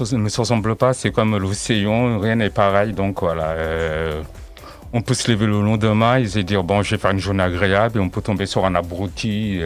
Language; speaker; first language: French; native; French